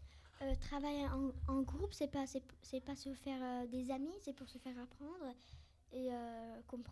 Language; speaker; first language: French; non-native, learner; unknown